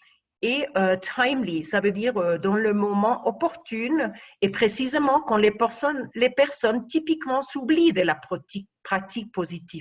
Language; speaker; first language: French; non-native, fluent; Spanish